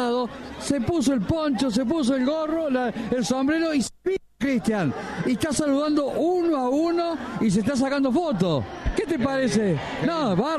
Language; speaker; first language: Spanish; native; Spanish